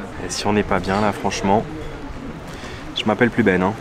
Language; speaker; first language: French; native; French